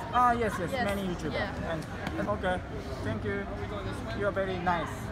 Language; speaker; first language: English; non-native, learner; Japanese